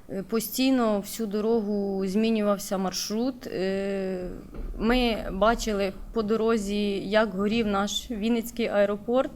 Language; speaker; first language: Ukrainian; native; Ukrainian